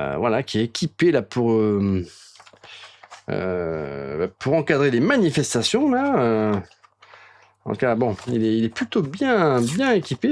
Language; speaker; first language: French; native; French